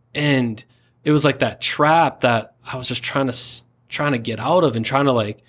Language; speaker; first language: English; native; English